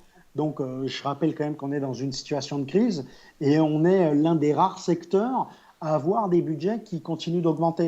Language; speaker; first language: French; native; French